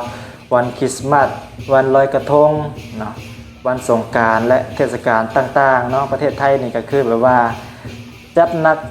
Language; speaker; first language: Thai; non-native, local second language; Northeastern Thai